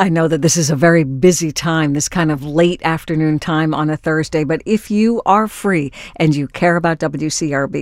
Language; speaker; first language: English; native; English